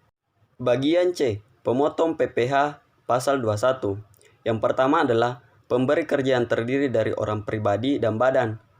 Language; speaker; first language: Indonesian; native; Indonesian